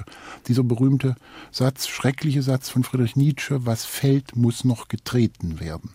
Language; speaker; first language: German; native; German